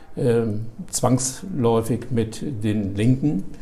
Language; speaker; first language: German; native; German